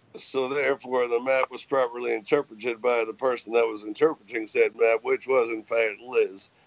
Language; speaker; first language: English; native; English